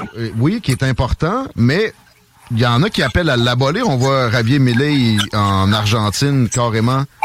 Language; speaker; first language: French; native; French